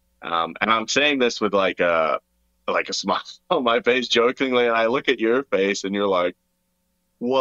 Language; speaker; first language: English; native; English